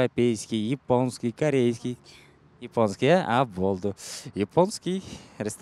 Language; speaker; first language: Russian; non-native, local second language; Kyrgyz